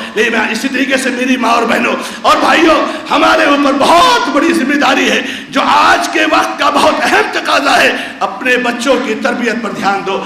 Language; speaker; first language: Urdu; non-native, local second language; Konkani